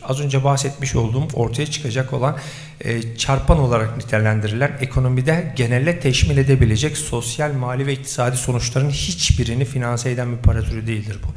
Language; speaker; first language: Turkish; native; Turkish